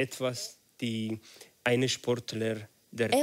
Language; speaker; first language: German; non-native, learner; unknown